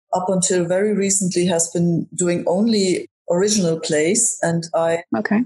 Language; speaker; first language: English; non-native, fluent; German